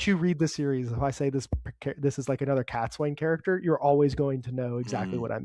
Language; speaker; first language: English; native; English